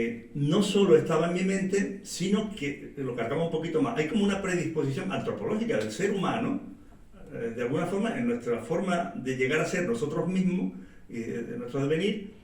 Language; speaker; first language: Spanish; native; Spanish